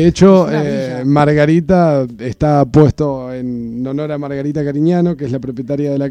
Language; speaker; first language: Spanish; native; Spanish